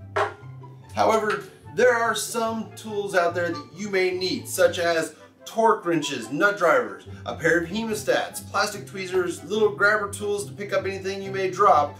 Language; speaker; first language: English; native; English